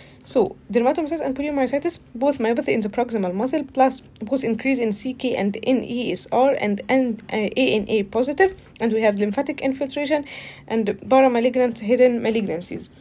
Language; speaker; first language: English; non-native, fluent; Arabic